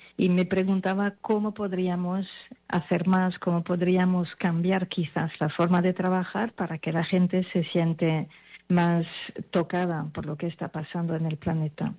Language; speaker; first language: Spanish; non-native, fluent; French